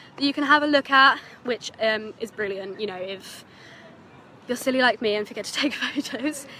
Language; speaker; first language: English; native; English